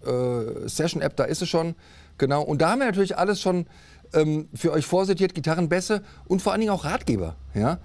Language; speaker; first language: German; native; German